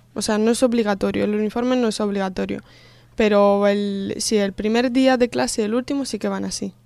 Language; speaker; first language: Spanish; early bilingual, other home language; Russian